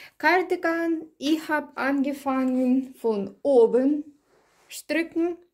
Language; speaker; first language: German; non-native, learner; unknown